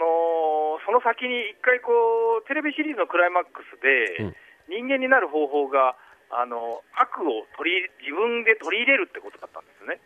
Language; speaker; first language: Japanese; native; Japanese